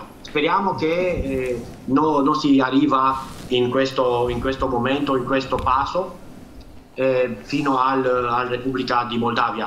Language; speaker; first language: Italian; non-native, fluent; Romanian